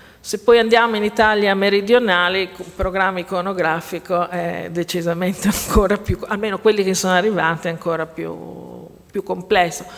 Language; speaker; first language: Italian; native; Italian